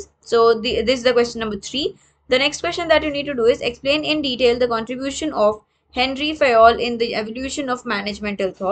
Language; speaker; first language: English; non-native, local second language; Hindi